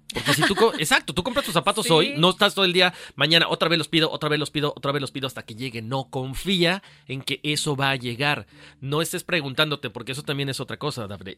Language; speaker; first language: Spanish; native; Spanish